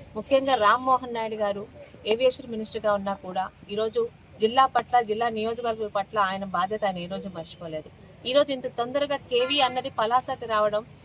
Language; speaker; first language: Telugu; native; Telugu